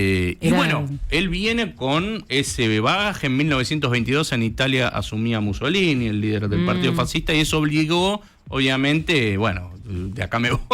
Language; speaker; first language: Spanish; native; Spanish